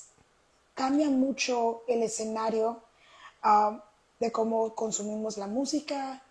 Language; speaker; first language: Spanish; early bilingual, heritage; Spanish